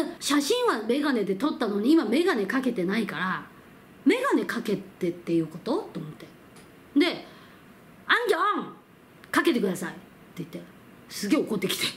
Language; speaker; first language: Japanese; non-native, fluent; Korean